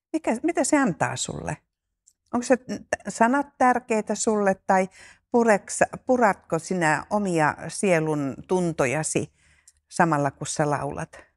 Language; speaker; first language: Finnish; native; Finnish